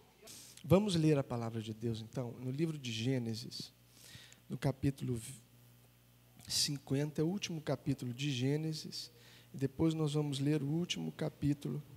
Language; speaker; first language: Portuguese; native; Portuguese